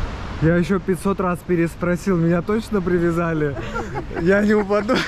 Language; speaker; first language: Russian; native; Russian